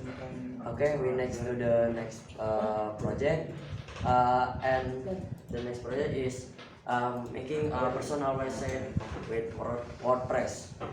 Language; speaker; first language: English; non-native, learner; Indonesian